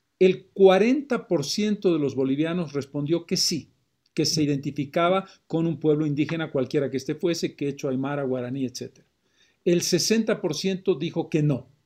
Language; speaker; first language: Spanish; native; Spanish